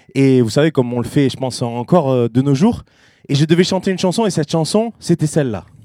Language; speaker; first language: French; native; French